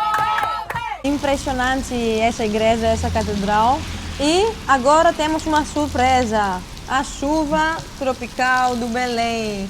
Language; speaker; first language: Portuguese; non-native, fluent; Greek